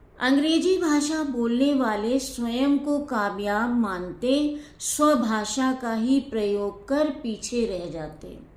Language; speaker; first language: Hindi; native; Hindi